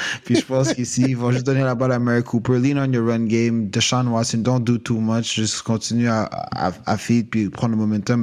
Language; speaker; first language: French; native; French